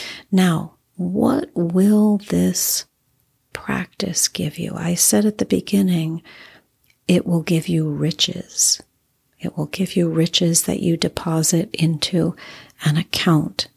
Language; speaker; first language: English; native; English